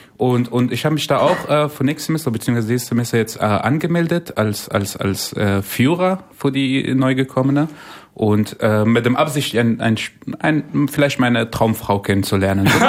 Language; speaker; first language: German; non-native, fluent; Persian